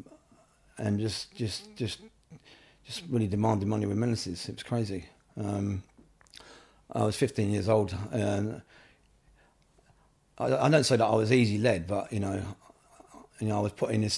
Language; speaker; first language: English; native; English